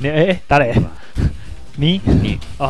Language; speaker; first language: Japanese; non-native, learner; Chinese